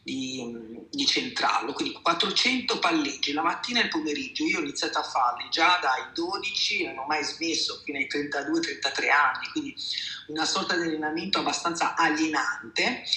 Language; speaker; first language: Italian; native; Italian